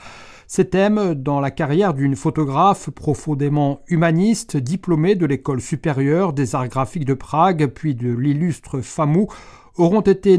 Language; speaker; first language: French; native; French